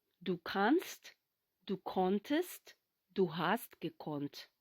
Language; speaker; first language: German; non-native, fluent; Ukrainian